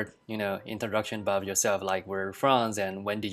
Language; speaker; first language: English; non-native, fluent; Chinese